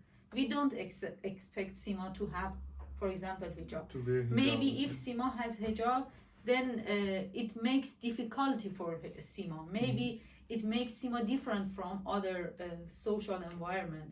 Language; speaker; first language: English; non-native, learner; Persian